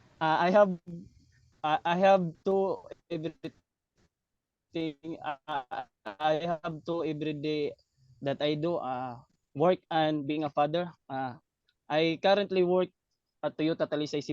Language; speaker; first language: English; non-native, learner; Cebuano